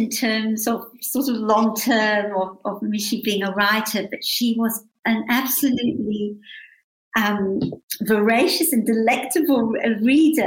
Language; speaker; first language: English; native; English